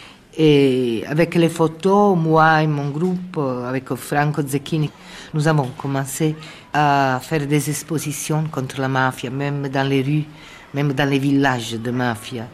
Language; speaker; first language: French; non-native, fluent; Italian